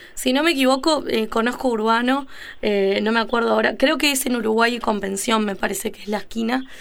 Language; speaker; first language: Spanish; native; Spanish